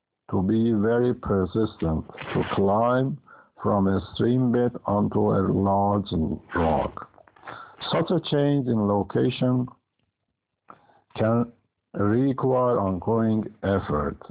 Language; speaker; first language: English; non-native, fluent; Persian